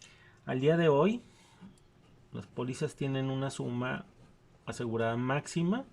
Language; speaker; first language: Spanish; native; Spanish